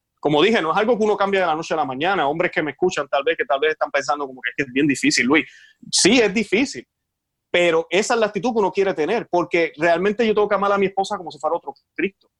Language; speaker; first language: Spanish; native; Spanish